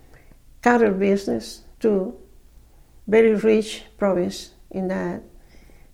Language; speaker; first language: English; non-native, fluent; Spanish